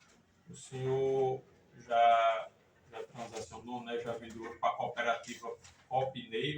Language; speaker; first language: Portuguese; native; Portuguese